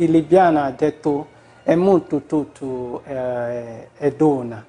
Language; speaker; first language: Italian; non-native, learner; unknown